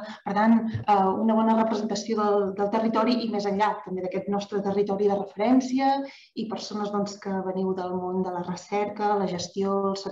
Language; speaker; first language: Catalan; native; Catalan